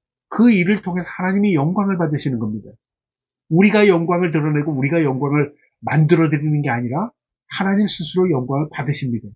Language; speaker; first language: Korean; native; Korean